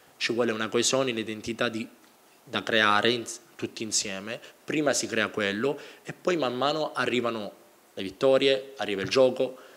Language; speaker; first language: Italian; native; Italian